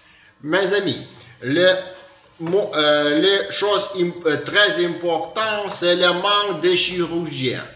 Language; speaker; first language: French; non-native, learner; Ukrainian